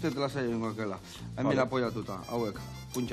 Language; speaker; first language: Basque; native; Basque